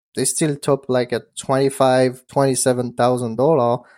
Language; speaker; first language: English; non-native, fluent; French